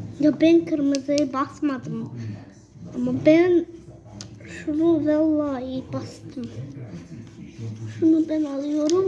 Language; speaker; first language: Turkish; early bilingual, heritage; Turkish